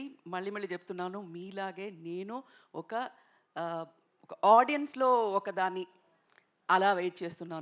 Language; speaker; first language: Telugu; non-native, local second language; Tamil